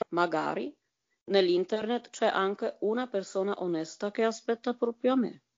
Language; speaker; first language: Italian; non-native, fluent; Polish